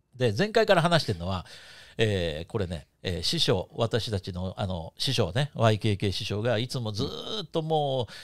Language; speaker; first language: Japanese; native; Japanese